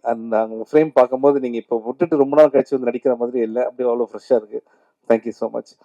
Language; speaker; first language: Tamil; native; Tamil